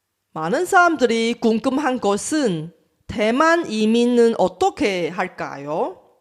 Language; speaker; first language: Korean; non-native, fluent; Chinese